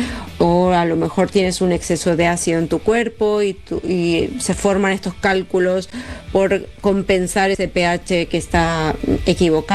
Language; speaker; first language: Spanish; native; Spanish